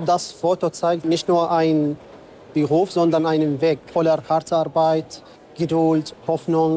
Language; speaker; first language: German; non-native, fluent; Arabic